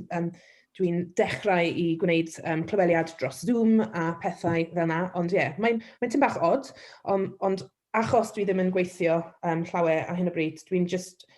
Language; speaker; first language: Welsh; non-native, local second language; English